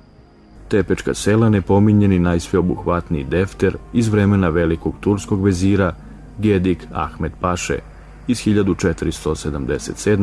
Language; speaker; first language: Bosnian; native; Bosnian